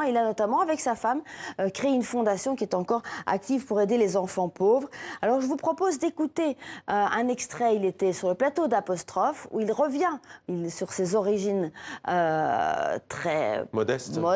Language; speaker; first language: French; native; French